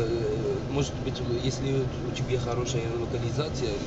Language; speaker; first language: Russian; non-native, learner; Arabic